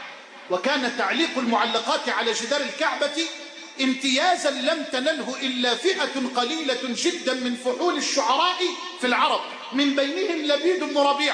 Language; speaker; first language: Arabic; native; Arabic